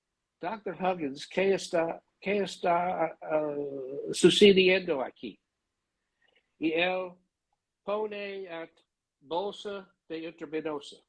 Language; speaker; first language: Spanish; non-native, learner; English